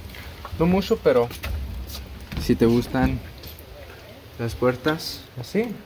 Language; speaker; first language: Spanish; early bilingual, heritage; English